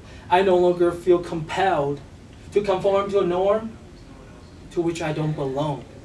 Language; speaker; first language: English; non-native, fluent; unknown